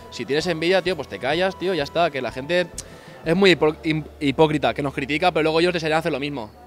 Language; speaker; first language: Spanish; native; Spanish